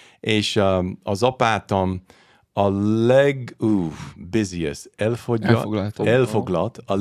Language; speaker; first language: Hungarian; non-native, learner; English